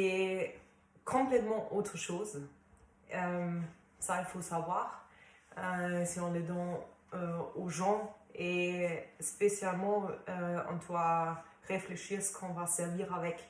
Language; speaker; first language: French; non-native, fluent; German